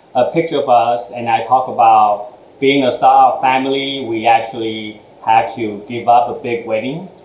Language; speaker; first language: English; early bilingual, other home language; Chinese